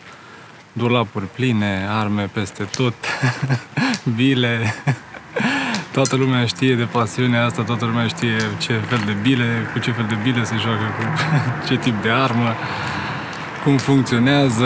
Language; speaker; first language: Romanian; native; Romanian